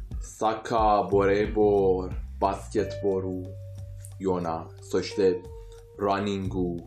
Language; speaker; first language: Japanese; non-native, fluent; Persian